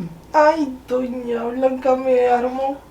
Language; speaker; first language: Spanish; native; Spanish